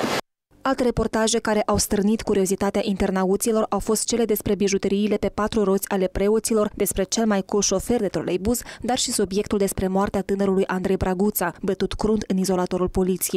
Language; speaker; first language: Romanian; native; Romanian